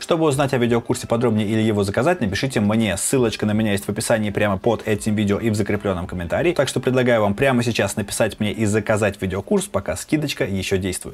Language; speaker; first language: Russian; native; Russian